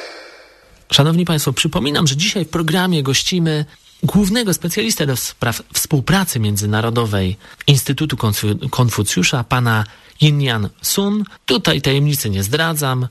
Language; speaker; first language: Polish; native; Polish